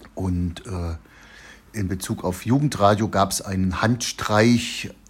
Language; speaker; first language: German; native; German